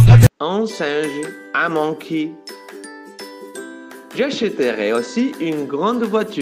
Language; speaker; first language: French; non-native, fluent; Spanish